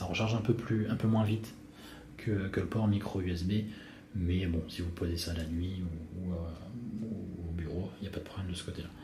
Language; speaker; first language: French; native; French